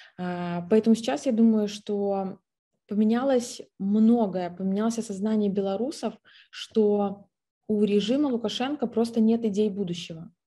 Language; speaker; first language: Russian; native; Russian